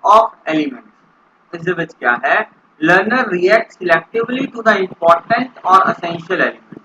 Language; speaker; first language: Hindi; non-native, local second language; Punjabi